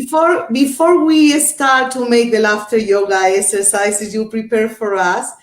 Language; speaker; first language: English; non-native, learner; Portuguese